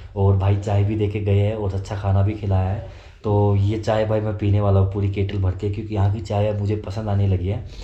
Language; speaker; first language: Hindi; native; Hindi